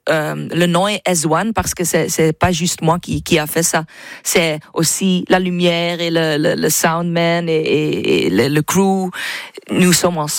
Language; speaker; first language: French; non-native, fluent; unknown